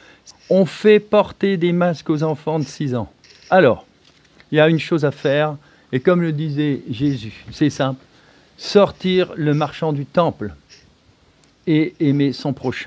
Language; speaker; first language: French; native; French